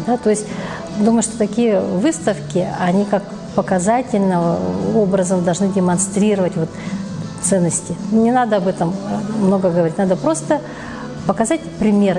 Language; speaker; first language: Russian; native; Russian